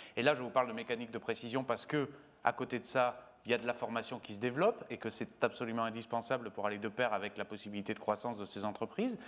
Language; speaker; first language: French; native; French